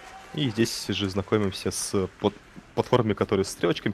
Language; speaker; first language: Russian; native; Russian